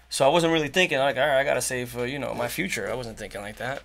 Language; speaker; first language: English; native; English